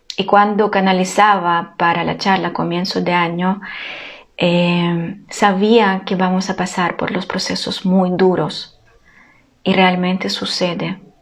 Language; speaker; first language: Spanish; non-native, fluent; Ukrainian